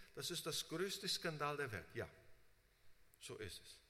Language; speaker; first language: German; early bilingual, heritage; Portuguese